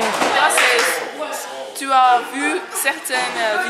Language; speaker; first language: French; non-native, local second language; Dutch